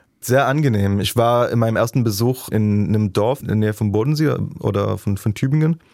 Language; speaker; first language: German; non-native, fluent; Hebrew